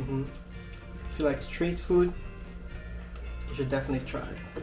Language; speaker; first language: English; non-native, local second language; Filipino